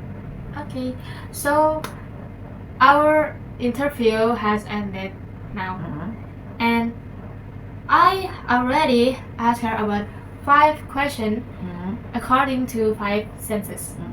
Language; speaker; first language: English; non-native, learner; Indonesian